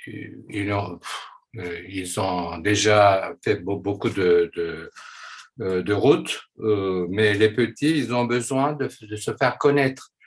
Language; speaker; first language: French; non-native, fluent; Turkish